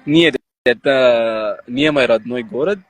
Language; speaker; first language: Russian; non-native, learner; Tamil